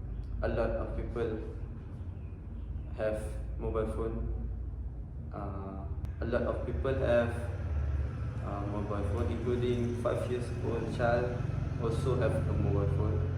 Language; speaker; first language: English; non-native, learner; Malay